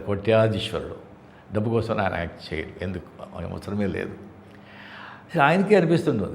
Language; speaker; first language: Telugu; non-native, fluent; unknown